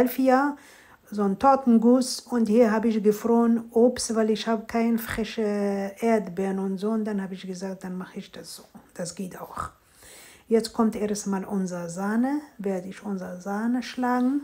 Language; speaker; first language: German; non-native, fluent; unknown